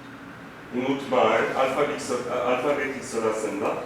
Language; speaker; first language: Turkish; non-native, fluent; French